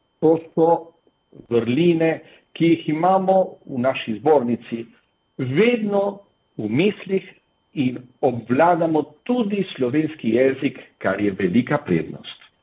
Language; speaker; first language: Slovenian; early bilingual, heritage; Slovenian